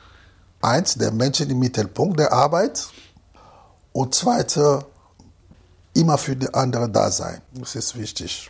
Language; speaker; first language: German; non-native, fluent; Lingala